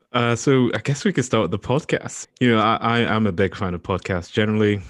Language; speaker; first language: English; non-native, local second language; Yoruba